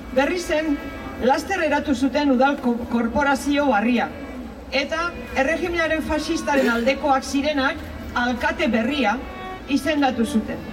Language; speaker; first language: Basque; native; Basque